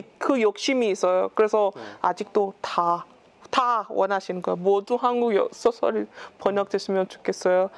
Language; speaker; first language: Korean; non-native, learner; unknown